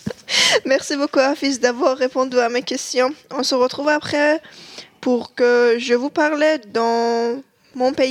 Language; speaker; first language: French; non-native, learner; Persian